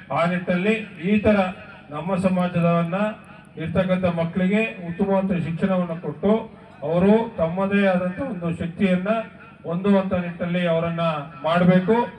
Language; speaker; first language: Kannada; native; Kannada